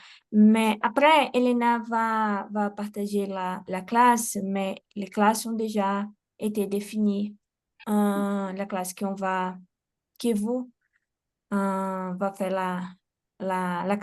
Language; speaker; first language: French; non-native, fluent; Portuguese